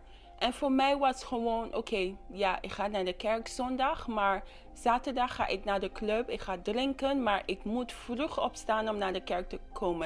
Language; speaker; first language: Dutch; non-native, local second language; English